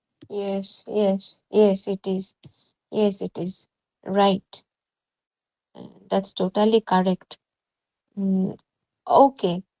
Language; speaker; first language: English; non-native, fluent; Bangla